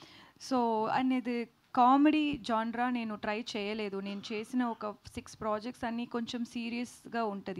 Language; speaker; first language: Telugu; non-native, learner; Tamil